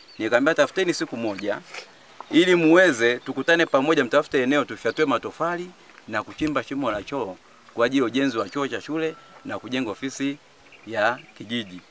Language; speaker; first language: Swahili; non-native, local second language; Sukuma